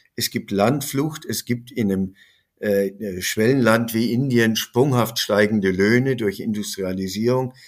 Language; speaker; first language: German; native; German